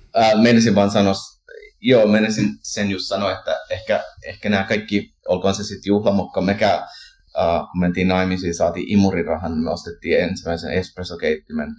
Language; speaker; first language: Finnish; early bilingual, heritage; Finnish